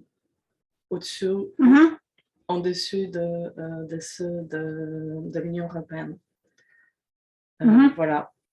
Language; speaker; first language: French; non-native, fluent; Polish